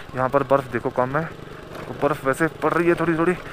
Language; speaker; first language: Hindi; native; Hindi